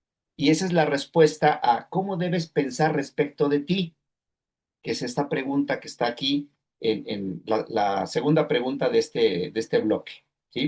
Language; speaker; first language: Spanish; native; Spanish